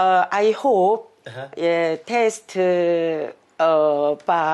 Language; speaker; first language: English; non-native, learner; Korean